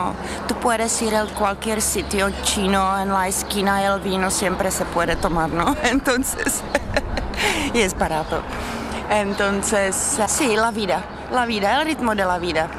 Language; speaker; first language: Spanish; non-native, fluent; Czech